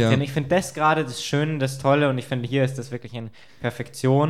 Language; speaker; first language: German; native; German